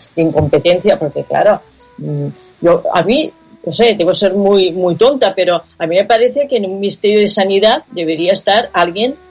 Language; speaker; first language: Spanish; non-native, local second language; Catalan